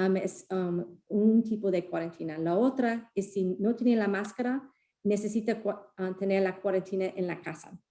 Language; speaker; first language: Spanish; non-native, learner; English